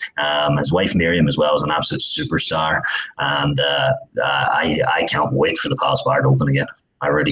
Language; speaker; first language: English; native; English